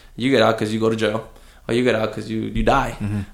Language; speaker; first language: English; early bilingual, other home language; Spanish